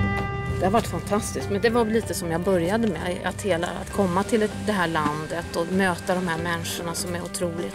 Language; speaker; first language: Swedish; native; Swedish